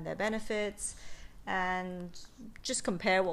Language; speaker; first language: English; non-native, local second language; Cantonese